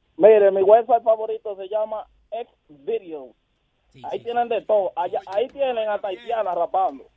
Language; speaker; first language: Spanish; early bilingual, heritage; Spanish